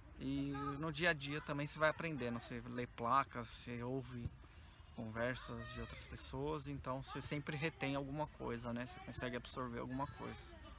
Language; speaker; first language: Portuguese; native; Portuguese